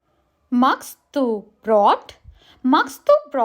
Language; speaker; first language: German; non-native, learner; Sinhala